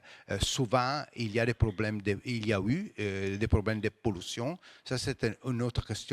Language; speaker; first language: French; non-native, fluent; Italian